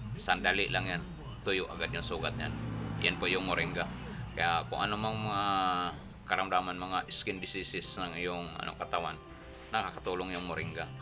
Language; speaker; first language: Filipino; non-native, local second language; Cebuano